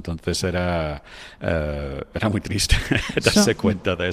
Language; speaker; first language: Spanish; non-native, fluent; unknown